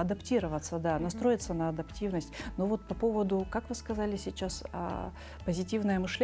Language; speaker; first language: Russian; native; Russian